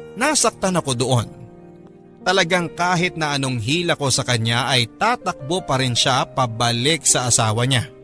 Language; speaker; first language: Filipino; native; Filipino